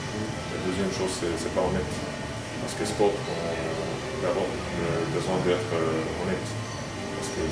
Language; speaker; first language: French; non-native, fluent; Croatian